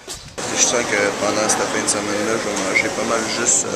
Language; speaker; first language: French; native; French